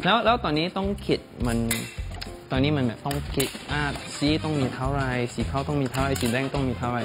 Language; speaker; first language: Thai; non-native, fluent; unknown